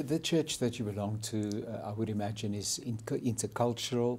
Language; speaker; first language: English; non-native, local second language; Afrikaans